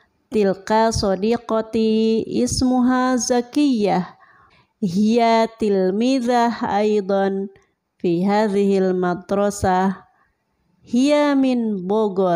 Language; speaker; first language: Arabic; non-native, fluent; Indonesian